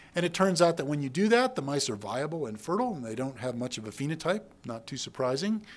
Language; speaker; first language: English; native; English